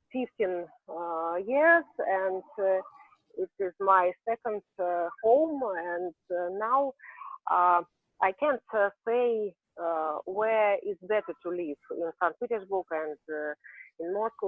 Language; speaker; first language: English; non-native, learner; Russian